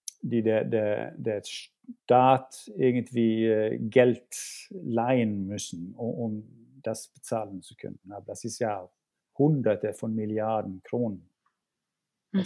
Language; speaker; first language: German; non-native, fluent; Swedish